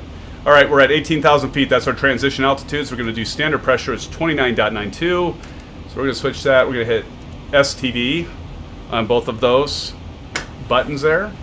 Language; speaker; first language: English; native; English